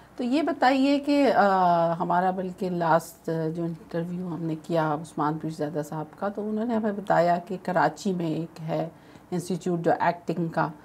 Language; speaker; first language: Urdu; native; Urdu